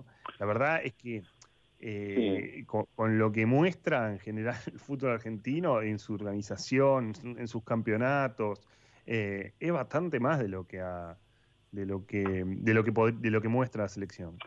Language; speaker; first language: Spanish; native; Spanish